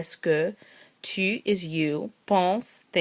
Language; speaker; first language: French; non-native, learner; English